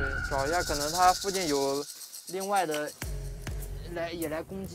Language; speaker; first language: Chinese; native; Chinese